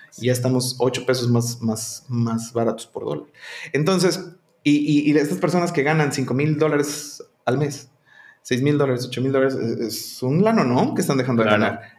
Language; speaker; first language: Spanish; native; Spanish